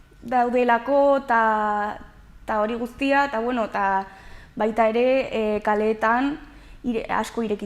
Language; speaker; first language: Basque; non-native, local second language; Spanish